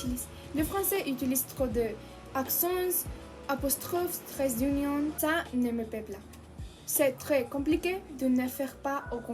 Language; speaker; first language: French; non-native, learner; Spanish